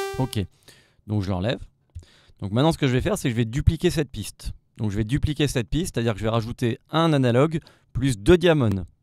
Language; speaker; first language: French; native; French